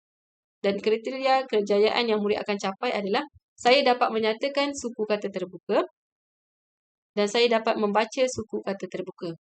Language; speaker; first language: Malay; native; Malay